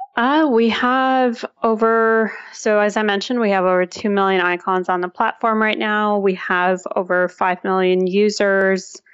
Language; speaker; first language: English; early bilingual, other home language; Russian